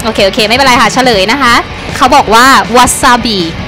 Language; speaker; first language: Thai; early bilingual, heritage; Thai